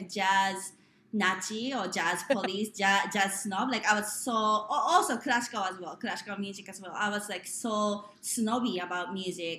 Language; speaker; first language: English; non-native, fluent; Japanese